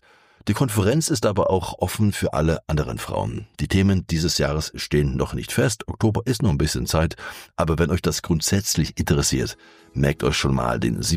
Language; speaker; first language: German; native; German